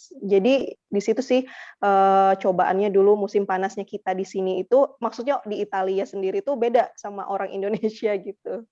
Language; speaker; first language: Indonesian; native; Indonesian